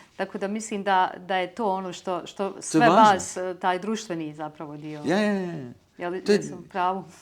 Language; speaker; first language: Bosnian; native; Bosnian